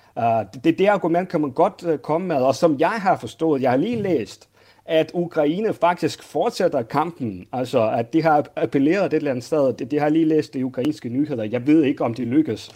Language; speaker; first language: Danish; non-native, fluent; Russian